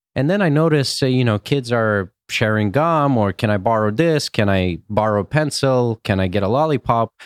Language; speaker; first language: English; early bilingual, other home language; Russian